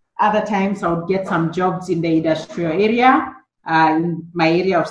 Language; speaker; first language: English; non-native, local second language; Kikuyu